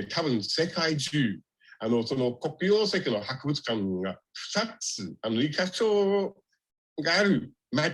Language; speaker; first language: Japanese; non-native, fluent; English